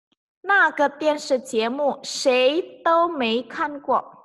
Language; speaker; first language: Chinese; non-native, fluent; Indonesian